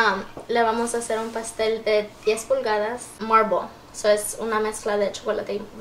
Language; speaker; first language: Spanish; early bilingual, heritage; Spanish